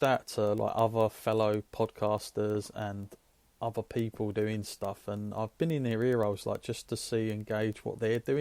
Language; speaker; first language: English; native; English